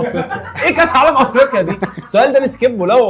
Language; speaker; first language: Arabic; native; Arabic